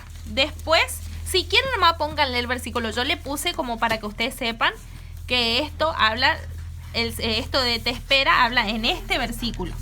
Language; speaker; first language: Spanish; native; Spanish